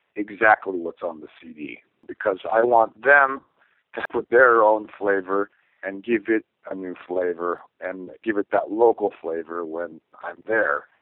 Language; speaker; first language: English; native; English